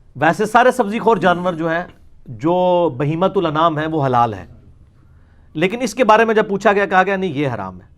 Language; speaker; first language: Urdu; non-native, local second language; Punjabi